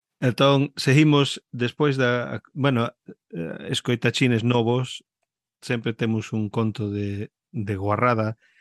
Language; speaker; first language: Galician; early bilingual, heritage; Galician